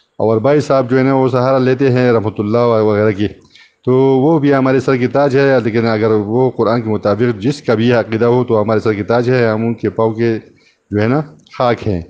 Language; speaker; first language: Urdu; non-native, local second language; Pashto